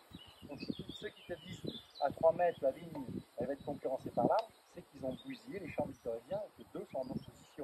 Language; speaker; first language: French; native; French